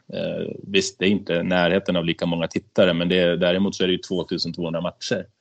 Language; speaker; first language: Swedish; native; Swedish